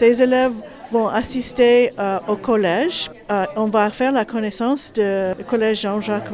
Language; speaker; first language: French; non-native, fluent; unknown